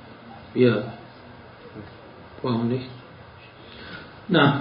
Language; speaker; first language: German; non-native, fluent; Arabic